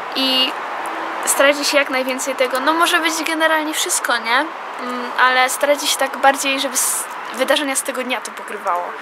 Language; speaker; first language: Polish; early bilingual, heritage; Polish